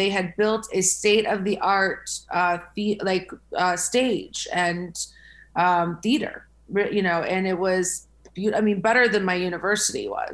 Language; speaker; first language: English; native; English